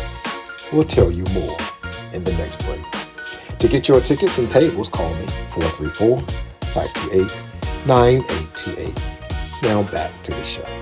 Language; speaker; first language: English; native; English